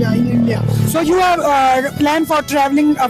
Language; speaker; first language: English; non-native, learner; Hindi